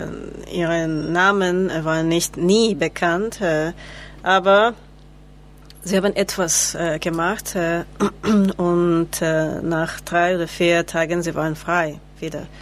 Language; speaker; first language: German; non-native, learner; Spanish